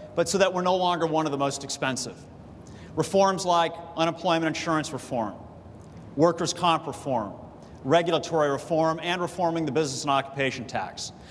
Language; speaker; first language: English; native; English